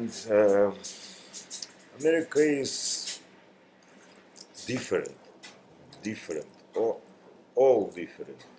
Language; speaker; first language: English; non-native, learner; Russian